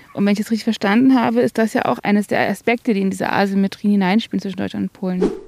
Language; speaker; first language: German; native; German